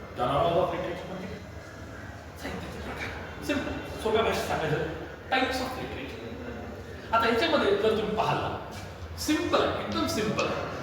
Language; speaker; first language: Marathi; native; Marathi